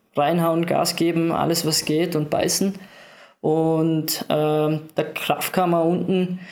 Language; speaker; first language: German; native; German